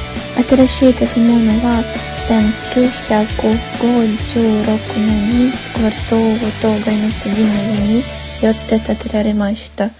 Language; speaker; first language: Japanese; non-native, learner; Russian